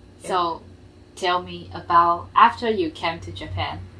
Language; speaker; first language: English; non-native, learner; Japanese